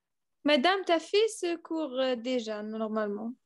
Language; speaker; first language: French; non-native, learner; Arabic